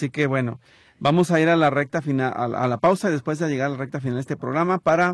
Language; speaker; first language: Spanish; native; Spanish